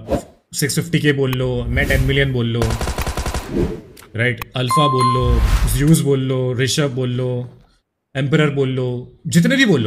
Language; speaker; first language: Hindi; native; Hindi